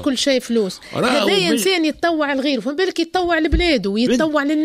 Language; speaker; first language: Arabic; native; Arabic